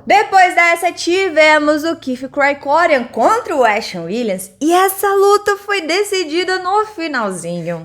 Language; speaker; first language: Portuguese; native; Portuguese